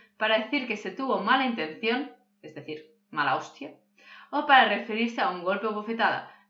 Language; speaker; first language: Spanish; non-native, local second language; Catalan